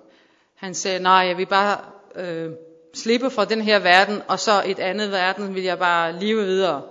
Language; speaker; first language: Danish; non-native, fluent; Persian